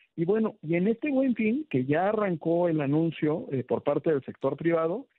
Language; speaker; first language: Spanish; native; Spanish